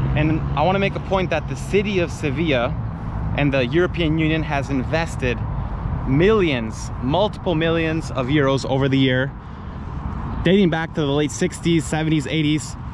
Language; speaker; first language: English; native; English